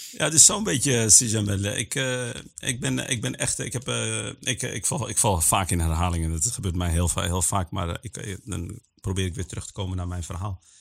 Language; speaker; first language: Dutch; early bilingual, other home language; Arabic